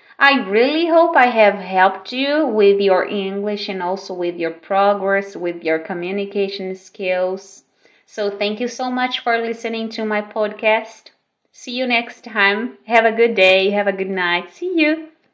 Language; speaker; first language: English; non-native, fluent; Portuguese